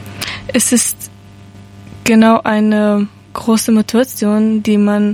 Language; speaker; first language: German; non-native, learner; Persian